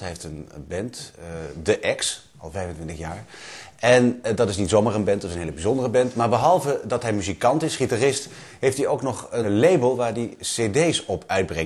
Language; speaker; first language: Dutch; native; Dutch